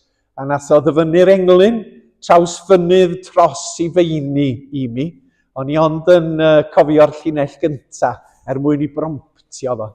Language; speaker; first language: Welsh; native; Welsh